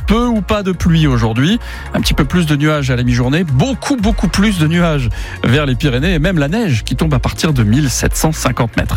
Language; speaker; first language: French; native; French